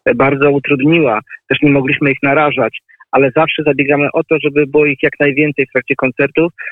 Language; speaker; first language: Polish; native; Polish